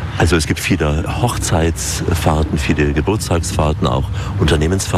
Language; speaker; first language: German; native; German